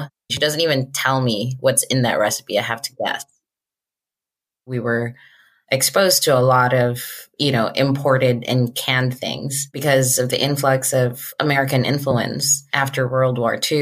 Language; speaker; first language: English; non-native, local second language; Hiligaynon